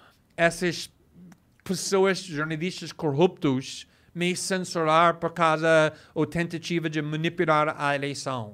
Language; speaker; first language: Portuguese; non-native, fluent; English